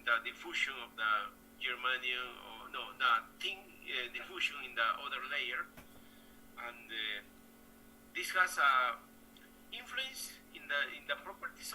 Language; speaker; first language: English; non-native, learner; Spanish